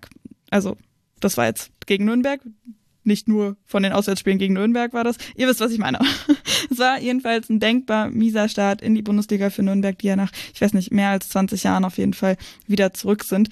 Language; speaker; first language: German; native; German